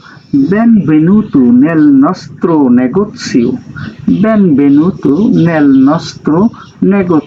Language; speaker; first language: Italian; non-native, learner; Bangla